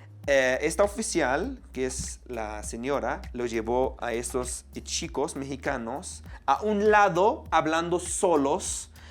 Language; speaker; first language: Spanish; non-native, fluent; Arabic